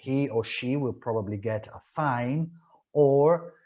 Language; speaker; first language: English; non-native, fluent; Italian